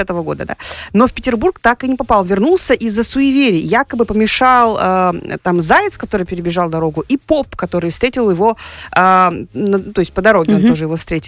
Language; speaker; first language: Russian; native; Russian